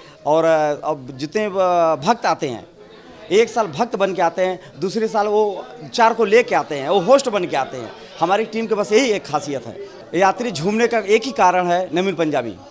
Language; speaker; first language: Hindi; native; Hindi